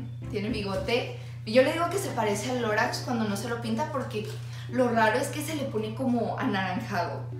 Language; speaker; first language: Spanish; early bilingual, heritage; Spanish